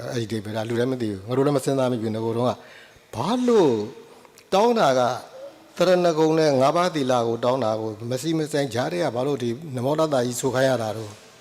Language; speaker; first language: Burmese; native; Burmese